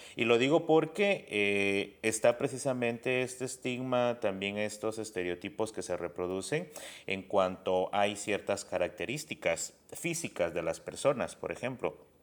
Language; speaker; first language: Spanish; native; Spanish